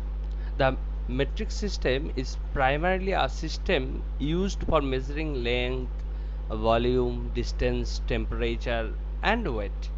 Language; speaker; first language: English; non-native, local second language; Bangla